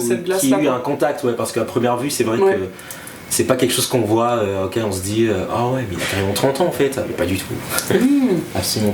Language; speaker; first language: French; native; French